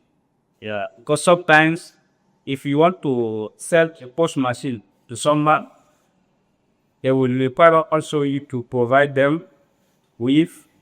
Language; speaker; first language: English; non-native, learner; French